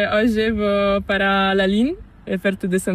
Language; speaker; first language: Spanish; non-native, learner; Italian